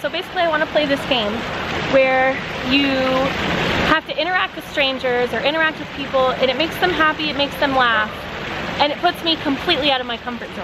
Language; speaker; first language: English; native; English